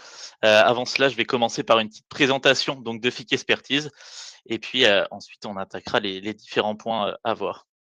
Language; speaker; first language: French; native; French